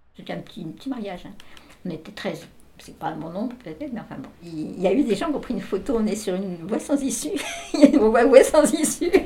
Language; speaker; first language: French; native; French